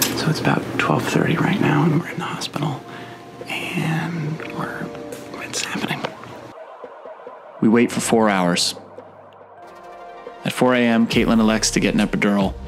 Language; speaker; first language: English; native; English